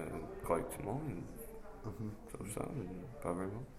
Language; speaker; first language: French; non-native, fluent; English